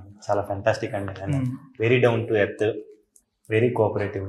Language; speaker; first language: Telugu; native; Telugu